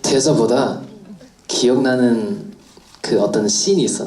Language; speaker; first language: Korean; non-native, fluent; English